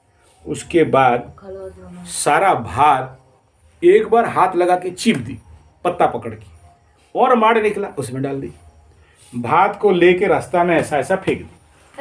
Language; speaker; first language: Hindi; non-native, local second language; Odia